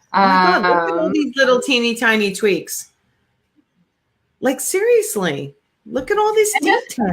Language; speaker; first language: English; native; English